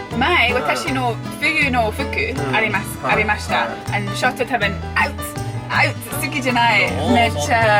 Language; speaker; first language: Japanese; non-native, learner; English